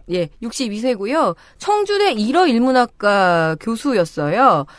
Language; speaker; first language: Korean; native; Korean